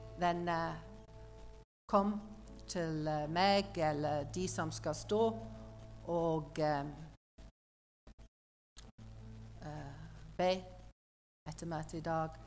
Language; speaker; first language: Norwegian; non-native, learner; English